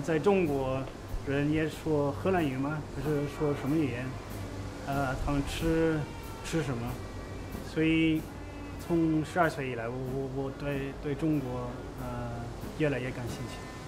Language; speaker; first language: Chinese; non-native, fluent; Dutch